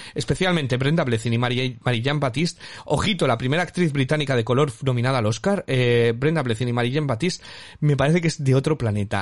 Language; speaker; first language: Spanish; native; Spanish